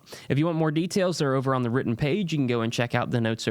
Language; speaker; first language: English; native; English